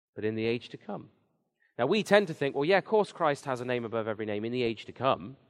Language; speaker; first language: English; native; English